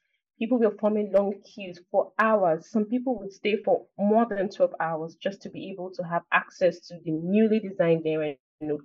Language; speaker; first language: English; non-native, local second language; Igbo